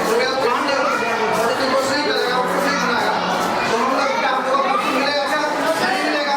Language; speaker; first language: Hindi; native; Hindi